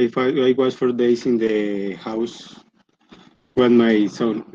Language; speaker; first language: English; non-native, learner; Spanish